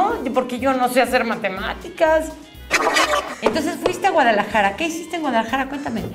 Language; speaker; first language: Spanish; native; Spanish